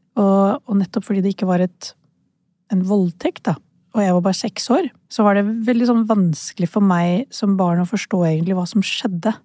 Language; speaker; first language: Norwegian; early bilingual, other home language; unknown